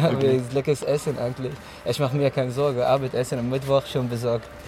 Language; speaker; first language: German; non-native, learner; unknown